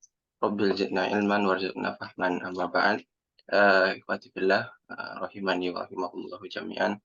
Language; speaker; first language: Arabic; non-native, fluent; Indonesian